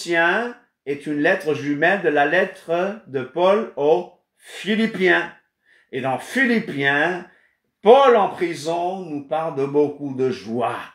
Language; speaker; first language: French; non-native, fluent; Kabuverdianu